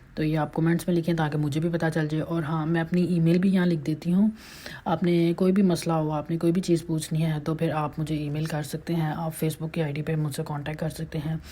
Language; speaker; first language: Urdu; native; Urdu